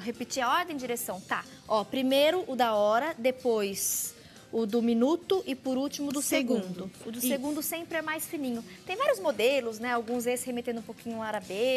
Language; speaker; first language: Portuguese; native; Portuguese